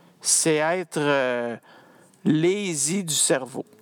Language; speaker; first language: French; native; French